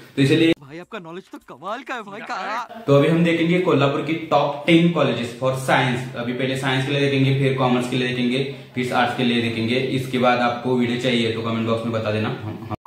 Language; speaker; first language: Hindi; non-native, local second language; Marathi